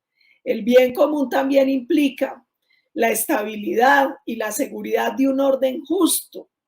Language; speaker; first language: Spanish; native; Spanish